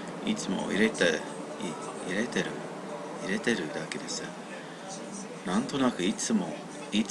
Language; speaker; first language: Japanese; non-native, learner; English